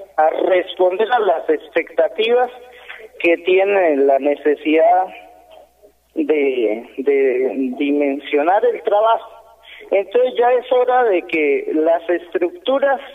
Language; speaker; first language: Spanish; non-native, local second language; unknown